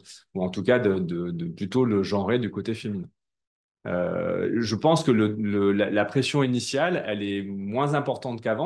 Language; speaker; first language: French; native; French